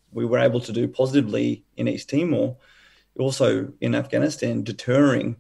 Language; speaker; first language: English; native; English